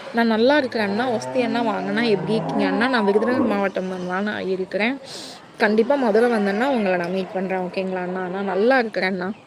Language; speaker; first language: Tamil; non-native, local second language; Telugu